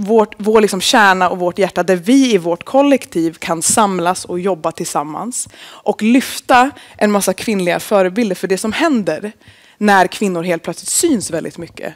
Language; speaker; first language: Swedish; native; Swedish